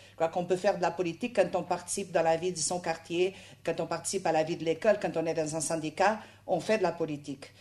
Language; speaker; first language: French; non-native, fluent; Portuguese